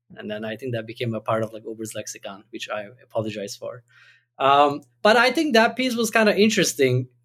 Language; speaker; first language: English; non-native, fluent; Turkish